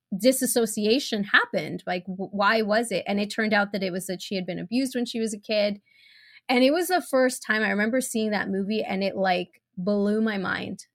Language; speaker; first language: English; early bilingual, other home language; Spanish